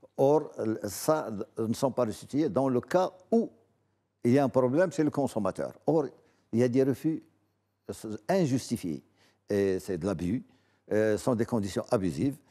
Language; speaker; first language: French; non-native, local second language; Arabic